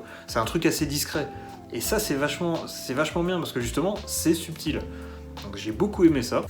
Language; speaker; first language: French; native; French